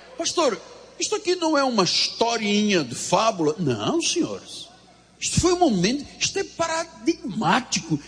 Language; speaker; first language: Portuguese; native; Portuguese